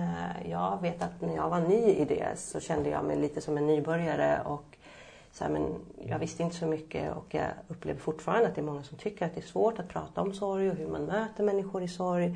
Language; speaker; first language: Swedish; native; Swedish